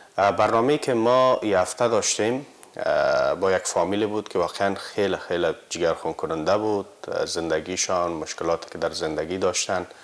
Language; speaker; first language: Persian; native; Persian